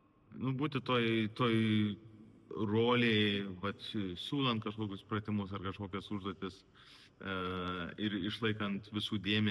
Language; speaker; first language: Lithuanian; native; Lithuanian